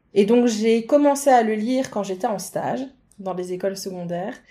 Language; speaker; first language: French; native; French